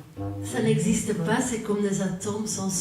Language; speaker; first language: French; non-native, local second language; Dutch